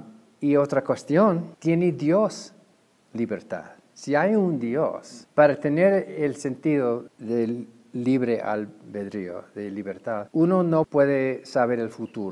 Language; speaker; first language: Spanish; non-native, fluent; English